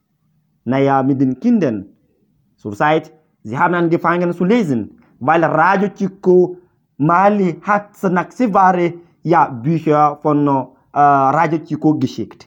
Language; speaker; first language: German; non-native, learner; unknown